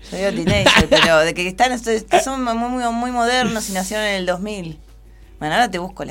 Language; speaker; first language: Spanish; native; Spanish